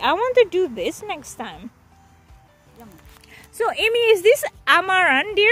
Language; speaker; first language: English; non-native, fluent; Indonesian